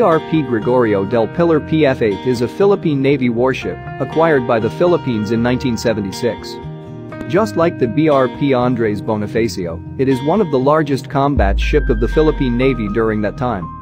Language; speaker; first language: English; non-native, local second language; Filipino